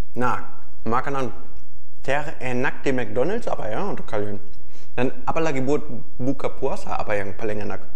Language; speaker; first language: Indonesian; non-native, fluent; German